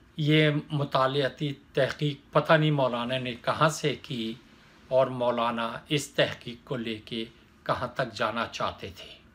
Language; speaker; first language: Urdu; native; Urdu